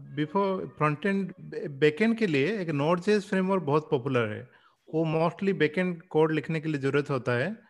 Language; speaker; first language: Hindi; non-native, local second language; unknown